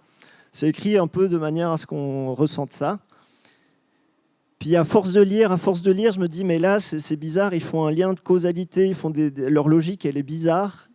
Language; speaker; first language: French; native; French